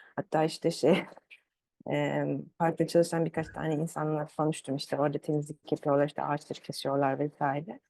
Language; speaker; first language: Turkish; early bilingual, other home language; Arabic